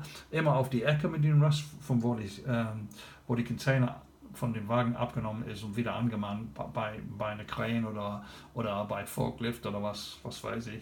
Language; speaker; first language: German; non-native, learner; English